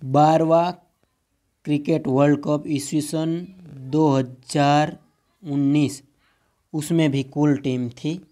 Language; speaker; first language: Hindi; non-native, local second language; Gujarati